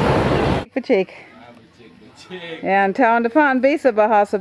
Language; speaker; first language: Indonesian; non-native, learner; English